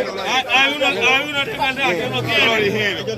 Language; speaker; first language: Spanish; non-native, learner; Haitian Creole